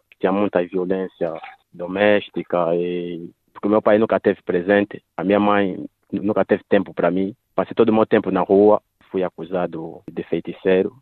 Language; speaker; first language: Portuguese; early bilingual, other home language; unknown